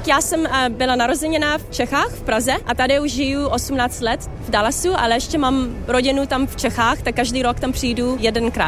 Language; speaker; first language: Czech; early bilingual, heritage; Czech